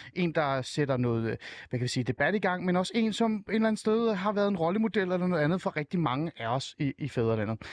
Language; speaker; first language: Danish; early bilingual, other home language; Persian